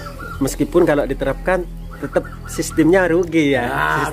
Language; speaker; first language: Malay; non-native, local second language; Javanese